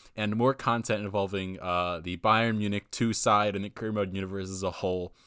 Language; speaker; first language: English; native; English